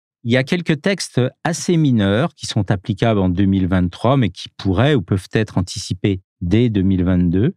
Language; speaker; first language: French; native; French